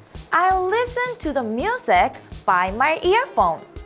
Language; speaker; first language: English; non-native, fluent; Korean